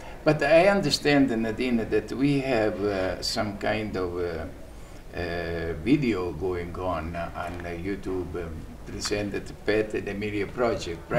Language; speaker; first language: English; early bilingual, other home language; Italian